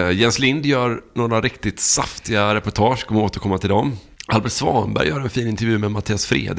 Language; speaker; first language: Swedish; native; Swedish